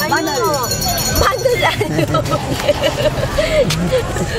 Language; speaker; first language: Korean; non-native, learner; Filipino